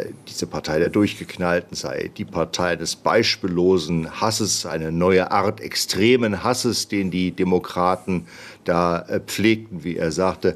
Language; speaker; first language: German; native; German